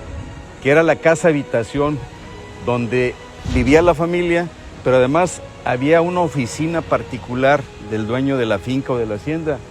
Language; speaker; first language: Spanish; native; Spanish